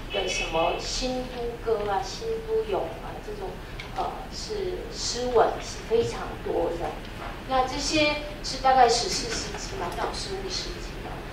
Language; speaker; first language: Chinese; non-native, fluent; Korean